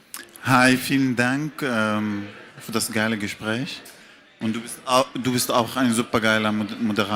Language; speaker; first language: German; non-native, fluent; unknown